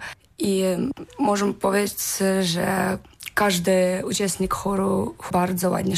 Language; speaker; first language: Polish; non-native, learner; Ukrainian